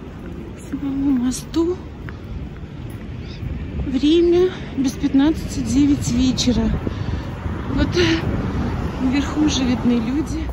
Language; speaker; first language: Russian; native; Russian